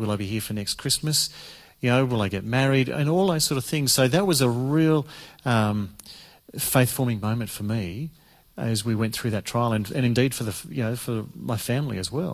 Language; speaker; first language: English; native; English